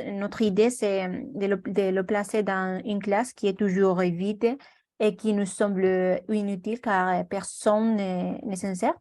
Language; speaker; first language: French; non-native, learner; Spanish